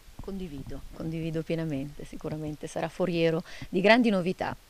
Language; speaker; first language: Italian; native; Italian